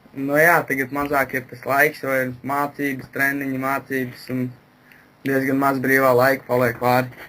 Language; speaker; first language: Latvian; native; Latvian